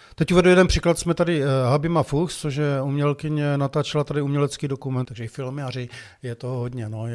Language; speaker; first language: Czech; native; Czech